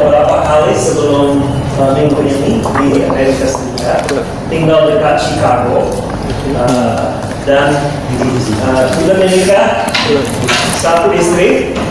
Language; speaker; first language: Indonesian; non-native, fluent; English